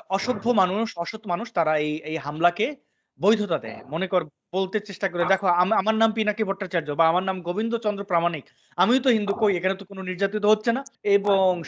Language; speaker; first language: Bangla; native; Bangla